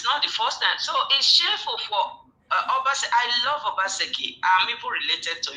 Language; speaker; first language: English; non-native, local second language; Bini